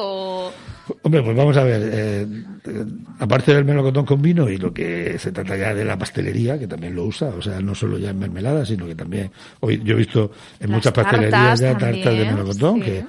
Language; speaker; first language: Spanish; native; Spanish